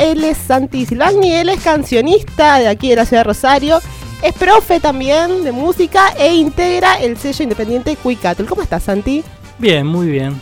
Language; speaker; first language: Spanish; native; Spanish